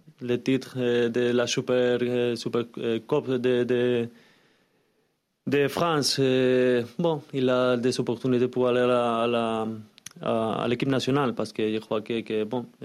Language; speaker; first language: French; non-native, learner; Spanish